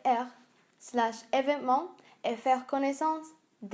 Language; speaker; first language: French; non-native, learner; Spanish